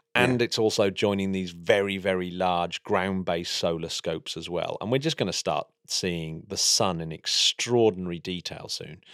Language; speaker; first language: English; native; English